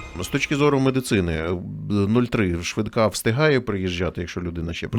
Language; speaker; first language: Ukrainian; native; Ukrainian